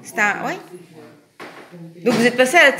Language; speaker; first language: French; native; French